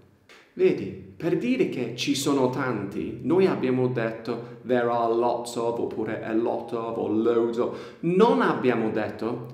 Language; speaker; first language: Italian; non-native, fluent; English